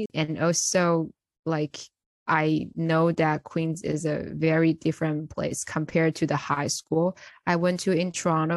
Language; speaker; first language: English; non-native, fluent; Chinese